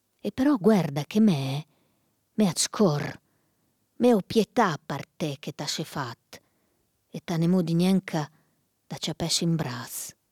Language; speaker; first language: Italian; native; Italian